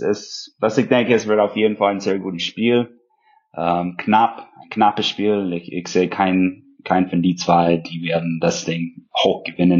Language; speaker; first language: German; non-native, fluent; English